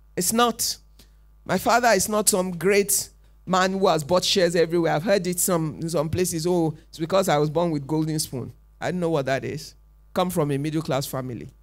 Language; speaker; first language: English; non-native, local second language; Yoruba